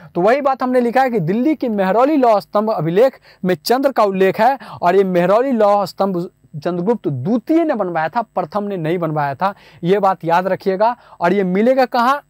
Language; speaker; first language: Hindi; native; Hindi